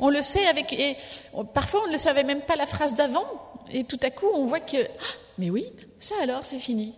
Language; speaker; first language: French; native; French